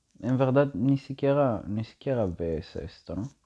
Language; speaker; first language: Spanish; non-native, learner; Italian